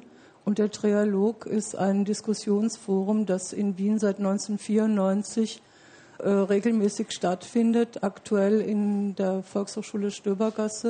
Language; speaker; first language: German; native; German